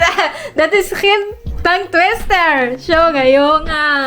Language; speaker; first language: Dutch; non-native, learner; Cebuano